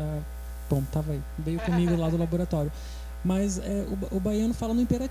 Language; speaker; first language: Portuguese; native; Portuguese